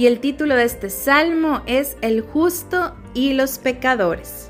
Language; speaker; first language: Spanish; native; Spanish